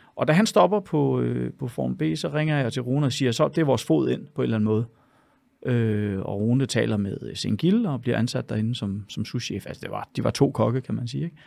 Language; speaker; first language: Danish; native; Danish